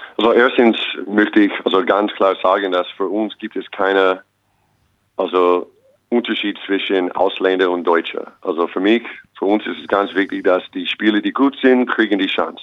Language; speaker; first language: German; non-native, fluent; English